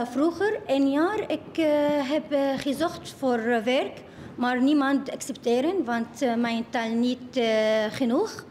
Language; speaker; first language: Dutch; non-native, learner; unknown